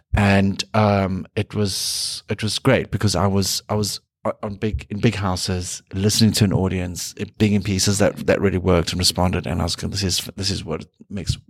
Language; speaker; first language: English; native; English